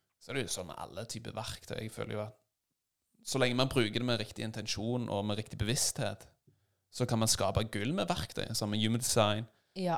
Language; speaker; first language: Norwegian; native; Norwegian